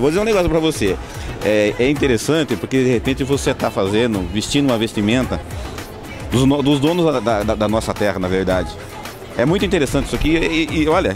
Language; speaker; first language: Portuguese; native; Portuguese